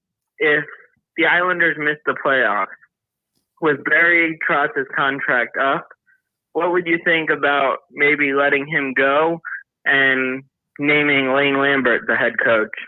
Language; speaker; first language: English; native; English